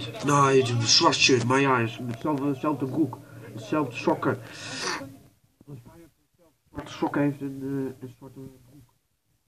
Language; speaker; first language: Dutch; native; Dutch